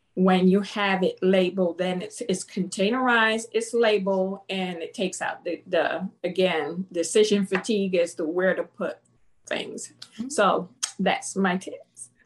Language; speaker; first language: English; non-native, fluent; Spanish